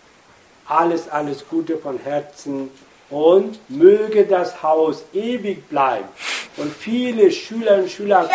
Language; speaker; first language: German; non-native, fluent; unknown